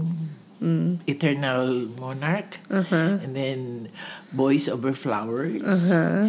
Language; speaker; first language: English; non-native, local second language; Cebuano